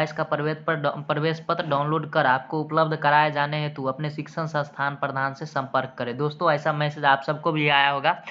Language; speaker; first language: Hindi; native; Hindi